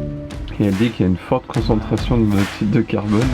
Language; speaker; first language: French; native; French